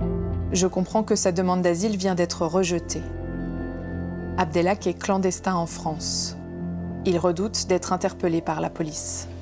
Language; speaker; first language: French; native; French